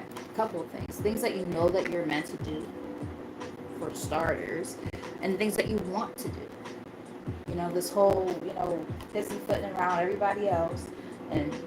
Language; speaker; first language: English; native; English